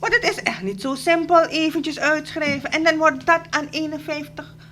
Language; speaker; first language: Dutch; native; Dutch